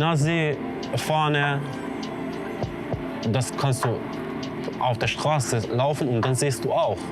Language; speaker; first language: German; non-native, learner; Kurdish